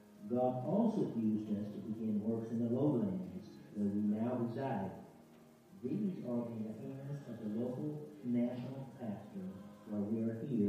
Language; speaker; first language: English; native; English